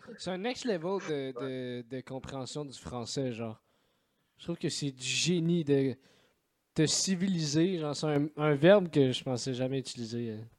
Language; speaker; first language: French; native; French